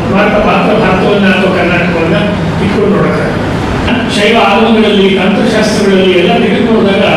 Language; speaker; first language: Kannada; native; Kannada